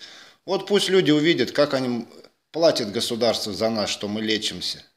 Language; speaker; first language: Russian; native; Russian